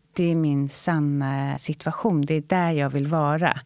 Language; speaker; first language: Swedish; native; Swedish